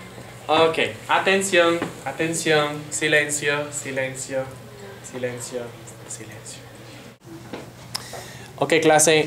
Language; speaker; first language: Spanish; non-native, fluent; English